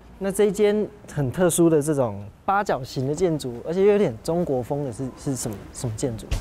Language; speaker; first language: Chinese; native; Chinese